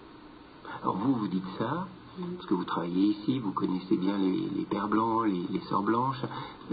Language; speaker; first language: French; native; French